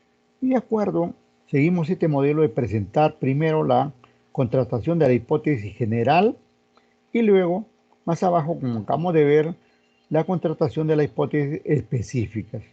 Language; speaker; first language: Spanish; native; Spanish